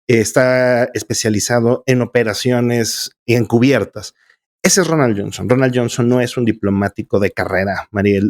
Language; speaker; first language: Spanish; native; Spanish